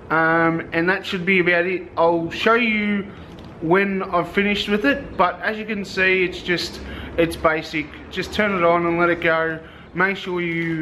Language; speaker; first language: English; native; English